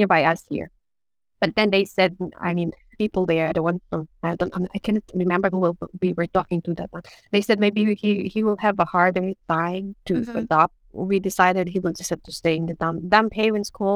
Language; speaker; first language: English; non-native, local second language; Iloko